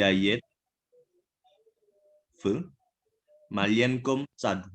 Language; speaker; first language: Russian; non-native, learner; Indonesian